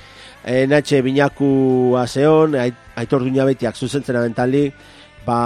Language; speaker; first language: Basque; native; Basque